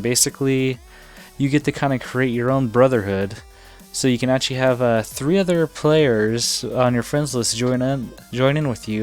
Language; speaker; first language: English; native; English